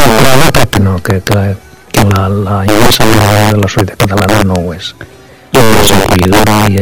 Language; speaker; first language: Catalan; non-native, local second language; Spanish